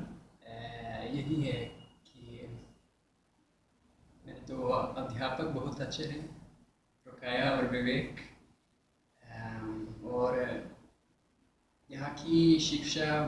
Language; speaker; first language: Hindi; non-native, fluent; Swedish